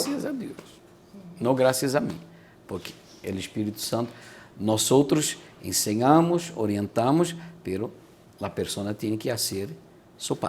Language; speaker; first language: Spanish; non-native, fluent; Portuguese